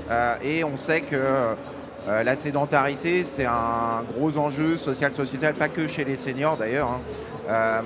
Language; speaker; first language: French; native; French